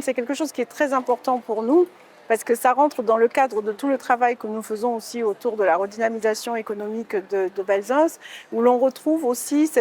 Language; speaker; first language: French; native; French